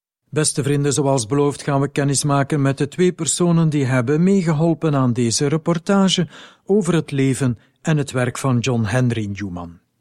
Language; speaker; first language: Dutch; native; Dutch